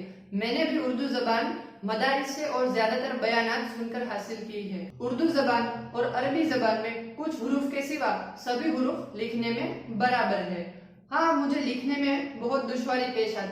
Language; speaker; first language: Hindi; non-native, local second language; Gujarati